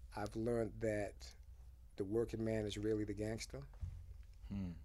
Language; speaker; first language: English; early bilingual, other home language; Haitian Creole